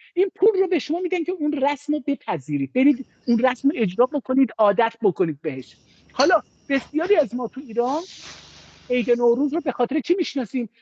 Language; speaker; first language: Persian; non-native, local second language; Azerbaijani